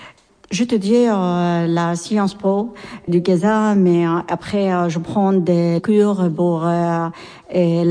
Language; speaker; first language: French; non-native, learner; Arabic